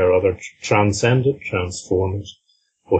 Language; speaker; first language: English; native; English